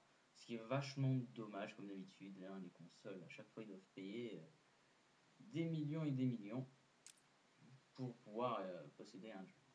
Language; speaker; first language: French; native; French